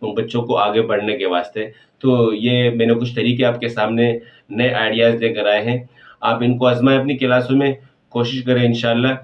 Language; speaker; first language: Urdu; non-native, local second language; Pashto